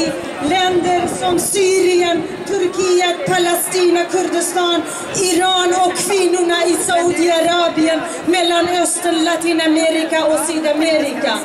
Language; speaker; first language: Swedish; non-native, fluent; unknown